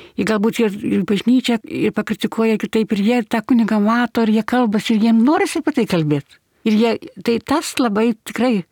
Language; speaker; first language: Lithuanian; native; Lithuanian